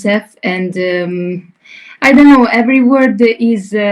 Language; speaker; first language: English; non-native, learner; Italian